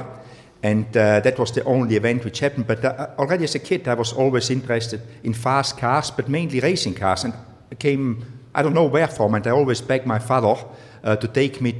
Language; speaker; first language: English; non-native, fluent; German